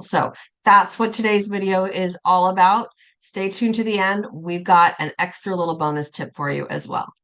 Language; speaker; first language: English; native; English